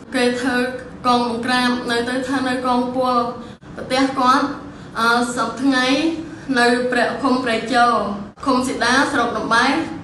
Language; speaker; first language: Khmer; non-native, local second language; Eastern Cham